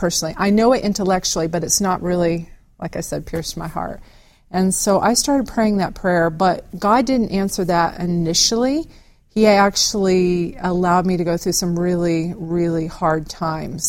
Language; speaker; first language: English; native; English